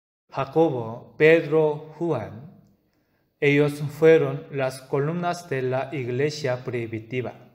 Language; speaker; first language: Spanish; non-native, fluent; Korean